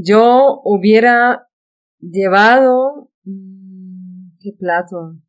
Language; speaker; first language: Spanish; non-native, fluent; Dutch